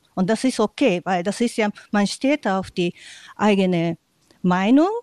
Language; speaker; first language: German; non-native, fluent; Japanese